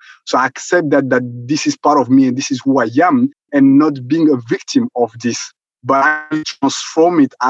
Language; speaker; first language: English; non-native, local second language; Kinyarwanda